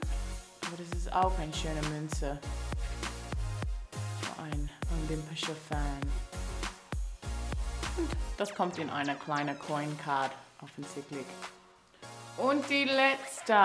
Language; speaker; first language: German; non-native, learner; English